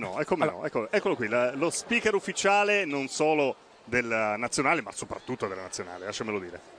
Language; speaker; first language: Italian; native; Italian